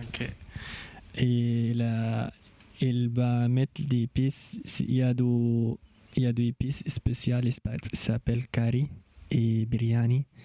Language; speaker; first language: French; non-native, fluent; Arabic